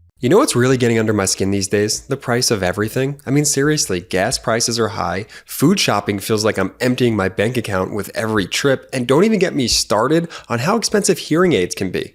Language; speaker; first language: English; native; English